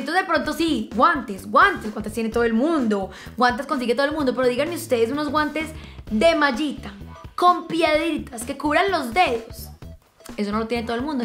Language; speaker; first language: Spanish; native; Spanish